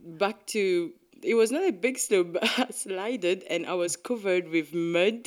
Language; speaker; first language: English; non-native, local second language; Morisyen